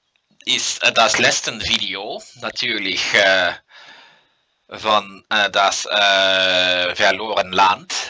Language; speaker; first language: German; non-native, learner; Dutch